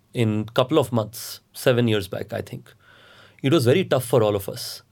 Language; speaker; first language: English; non-native, local second language; Hindi